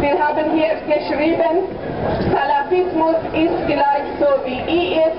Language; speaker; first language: German; non-native, fluent; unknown